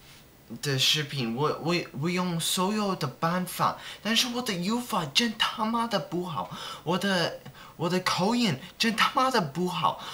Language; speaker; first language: Chinese; non-native, learner; English